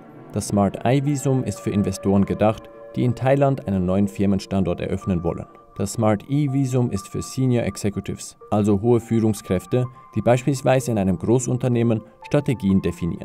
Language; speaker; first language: German; native; German